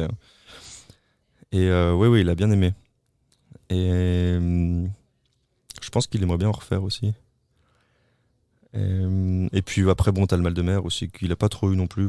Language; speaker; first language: French; native; French